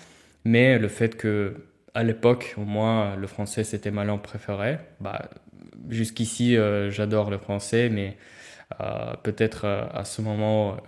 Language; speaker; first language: French; non-native, fluent; Russian